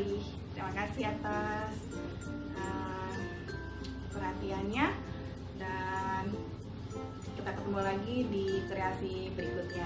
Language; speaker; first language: Indonesian; native; Indonesian